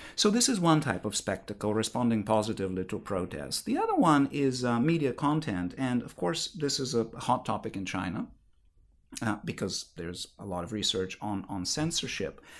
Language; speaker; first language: English; non-native, fluent; Bulgarian